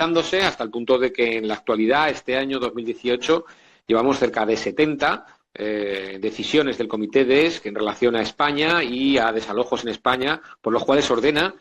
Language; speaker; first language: Spanish; native; Spanish